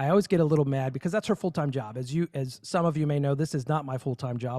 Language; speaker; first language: English; native; English